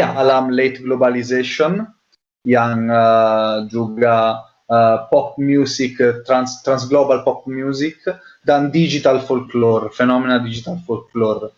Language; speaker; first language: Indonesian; non-native, learner; Italian